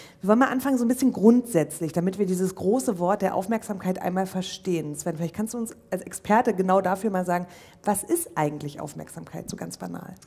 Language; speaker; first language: German; native; German